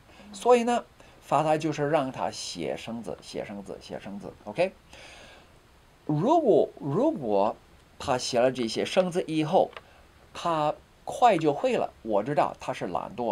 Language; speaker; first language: Chinese; non-native, fluent; English